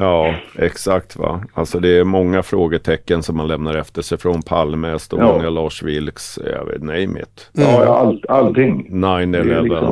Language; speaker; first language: Swedish; native; Swedish